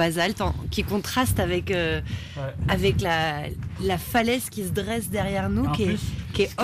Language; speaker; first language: French; native; French